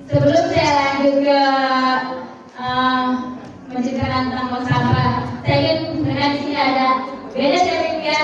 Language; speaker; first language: Indonesian; native; Indonesian